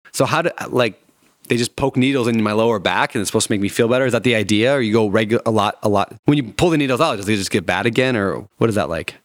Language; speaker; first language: English; native; English